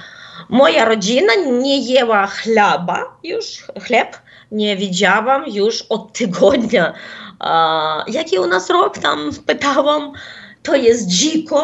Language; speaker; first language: Polish; non-native, fluent; Ukrainian